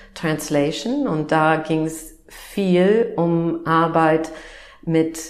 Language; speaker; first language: German; non-native, fluent; English